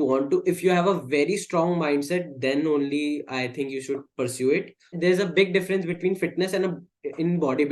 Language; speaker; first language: English; non-native, local second language; Hindi